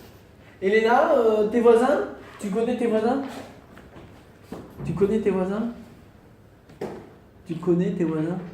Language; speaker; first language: French; non-native, fluent; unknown